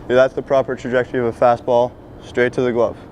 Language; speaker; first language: English; native; English